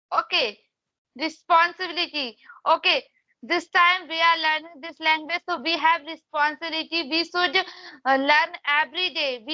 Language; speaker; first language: English; non-native, learner; Hindi